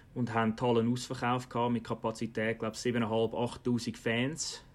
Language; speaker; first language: German; native; German